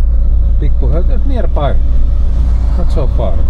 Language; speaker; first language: English; non-native, learner; Finnish